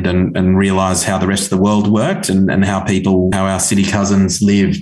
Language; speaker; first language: English; native; English